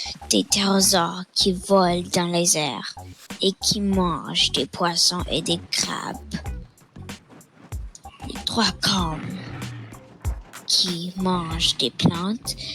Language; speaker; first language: French; non-native, local second language; English